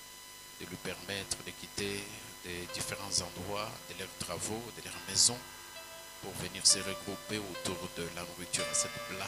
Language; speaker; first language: French; non-native, local second language; Swahili